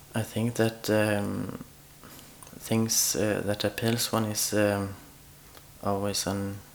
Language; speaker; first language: English; non-native, fluent; Swedish